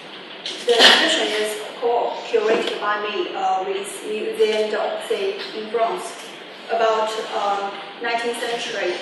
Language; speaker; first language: English; non-native, learner; Chinese